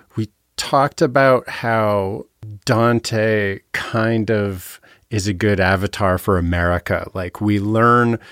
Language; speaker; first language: English; native; English